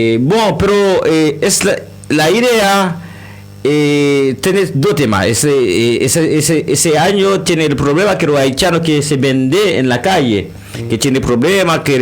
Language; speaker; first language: Spanish; non-native, learner; Haitian Creole